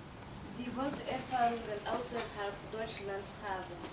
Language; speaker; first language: German; non-native, learner; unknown